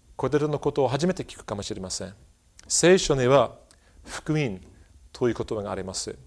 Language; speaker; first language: Japanese; non-native, fluent; English